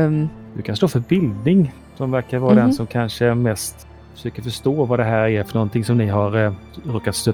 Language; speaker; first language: Swedish; native; Swedish